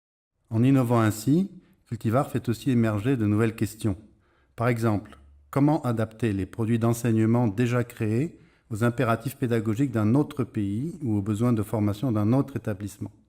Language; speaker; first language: French; native; French